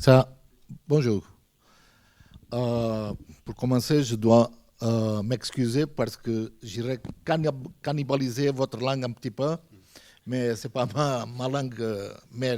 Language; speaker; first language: French; non-native, fluent; Portuguese